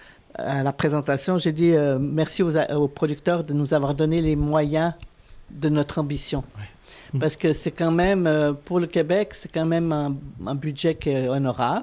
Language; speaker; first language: French; native; French